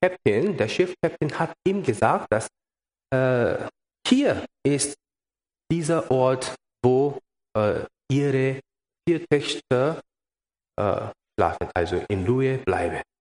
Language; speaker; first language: German; non-native, learner; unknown